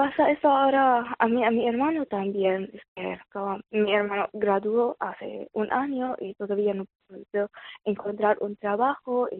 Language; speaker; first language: Spanish; non-native, fluent; Arabic